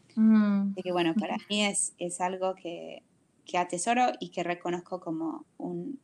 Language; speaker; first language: Spanish; non-native, fluent; English